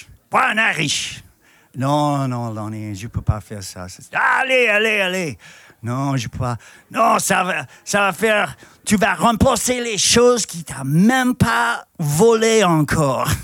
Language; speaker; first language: French; non-native, fluent; English